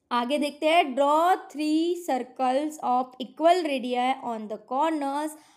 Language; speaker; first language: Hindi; non-native, local second language; Marathi